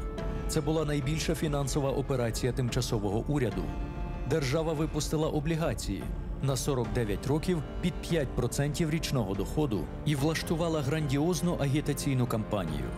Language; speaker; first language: Ukrainian; native; Ukrainian